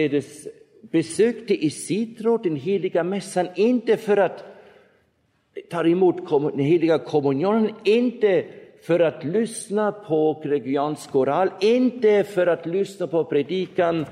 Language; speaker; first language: Swedish; non-native, fluent; German